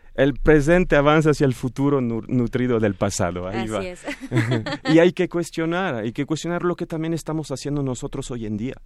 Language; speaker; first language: Spanish; non-native, fluent; French